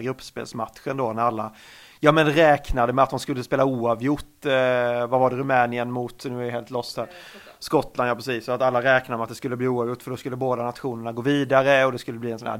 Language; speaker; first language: Swedish; native; Swedish